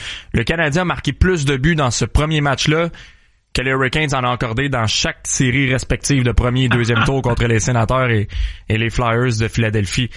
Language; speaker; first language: French; native; French